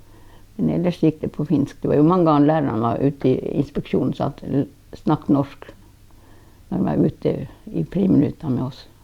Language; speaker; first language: Norwegian; non-native, local second language; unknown